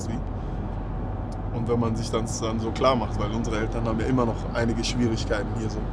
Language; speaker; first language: German; early bilingual, other home language; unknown